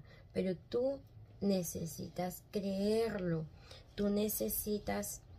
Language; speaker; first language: Spanish; native; Spanish